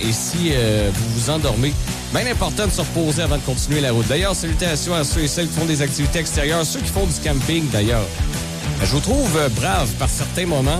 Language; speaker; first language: French; native; French